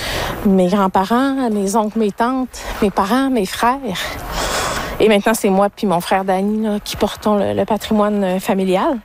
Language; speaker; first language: French; native; French